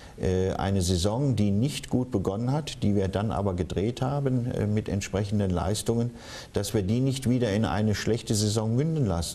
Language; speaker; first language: German; native; German